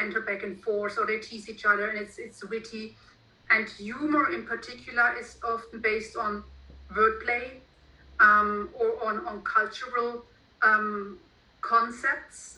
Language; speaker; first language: English; non-native, fluent; German